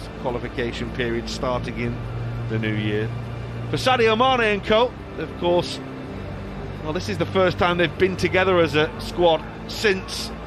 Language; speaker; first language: English; native; English